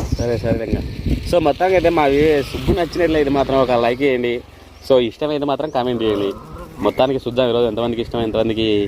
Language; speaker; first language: Telugu; native; Telugu